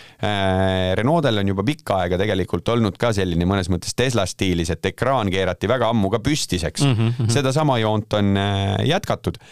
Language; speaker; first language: Estonian; native; Estonian